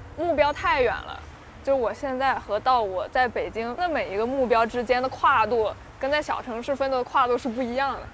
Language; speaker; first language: Chinese; native; Chinese